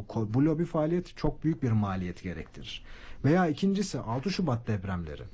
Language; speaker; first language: Turkish; native; Turkish